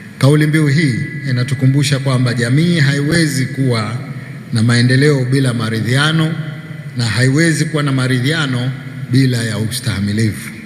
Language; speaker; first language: Swahili; native; Swahili